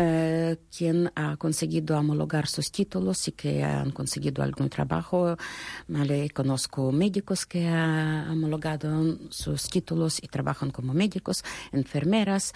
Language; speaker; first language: Spanish; non-native, fluent; Russian